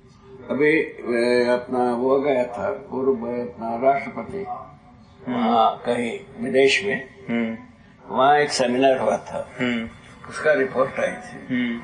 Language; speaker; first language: Hindi; non-native, local second language; Kannada